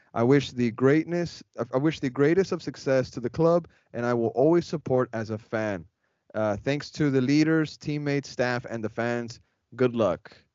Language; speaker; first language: English; native; English